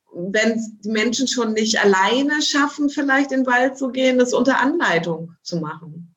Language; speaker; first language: German; native; German